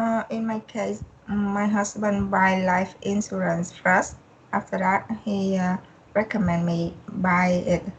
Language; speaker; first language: English; non-native, learner; Vietnamese